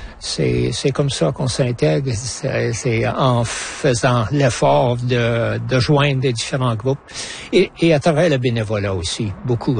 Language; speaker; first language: French; native; French